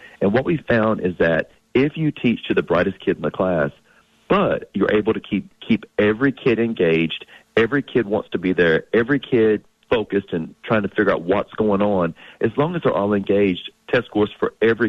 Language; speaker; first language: English; native; English